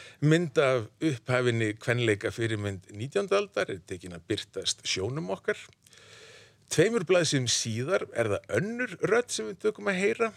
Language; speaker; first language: Icelandic; native; Icelandic